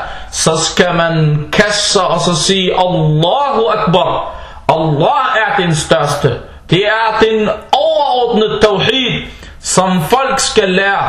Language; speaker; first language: Danish; non-native, fluent; Arabic